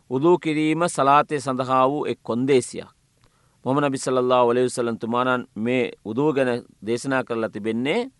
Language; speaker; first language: Sinhala; non-native, local second language; Tamil